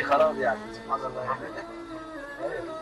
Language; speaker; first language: Arabic; non-native, learner; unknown